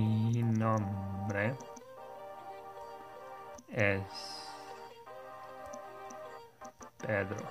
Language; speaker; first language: Spanish; non-native, learner; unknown